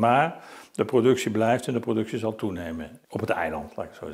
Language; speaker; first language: Dutch; native; Dutch